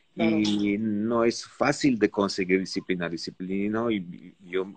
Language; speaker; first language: Spanish; non-native, fluent; Arabic